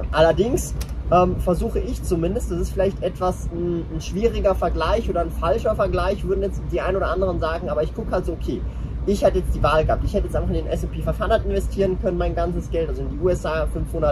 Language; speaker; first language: German; native; German